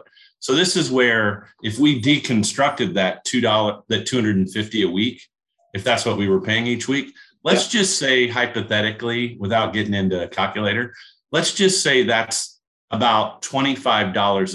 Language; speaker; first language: English; native; English